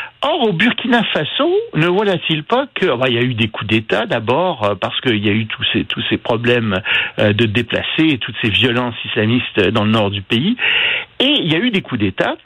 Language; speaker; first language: French; native; French